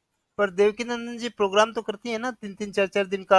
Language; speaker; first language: Hindi; native; Hindi